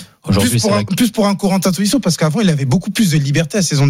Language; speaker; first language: French; native; French